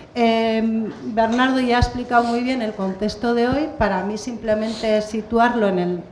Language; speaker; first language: Spanish; non-native, local second language; Basque